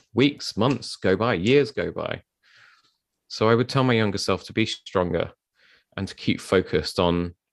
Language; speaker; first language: English; native; English